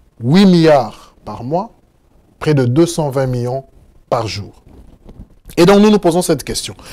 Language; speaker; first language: French; non-native, local second language; Lingala